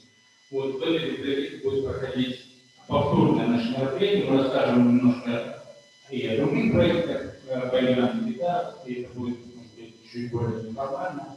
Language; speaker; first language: Russian; native; Russian